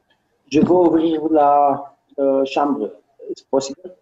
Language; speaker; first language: French; non-native, learner; Romanian